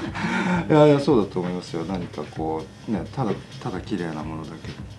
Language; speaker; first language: Japanese; native; Japanese